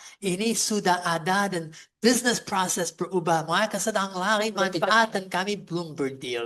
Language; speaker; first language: Indonesian; non-native, fluent; English